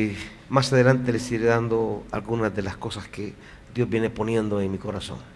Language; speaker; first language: Spanish; native; Spanish